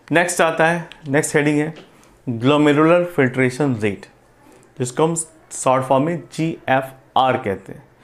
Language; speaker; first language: Hindi; non-native, local second language; Gujarati